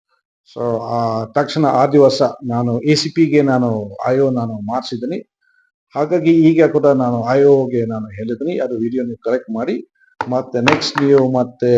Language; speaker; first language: Kannada; non-native, learner; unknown